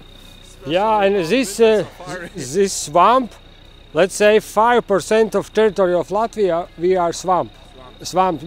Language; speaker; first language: English; non-native, learner; Latvian